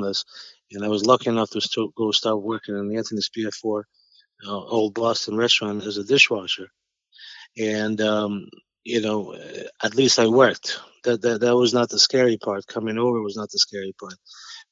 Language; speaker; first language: English; non-native, fluent; Albanian